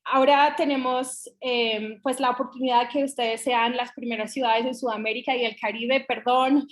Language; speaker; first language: Spanish; non-native, fluent; English